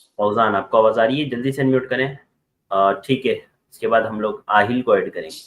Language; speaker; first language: Urdu; native; Urdu